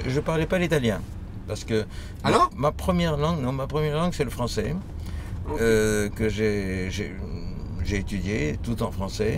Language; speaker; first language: French; early bilingual, other home language; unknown